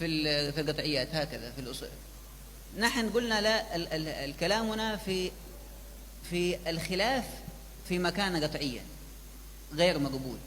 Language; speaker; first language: Arabic; native; Arabic